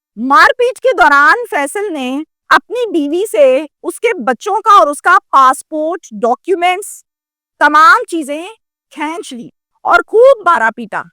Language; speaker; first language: Urdu; native; Urdu